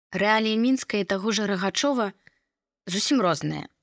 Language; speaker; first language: Belarusian; native; Belarusian